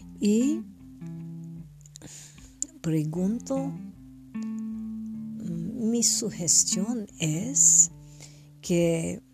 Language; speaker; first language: Spanish; non-native, fluent; French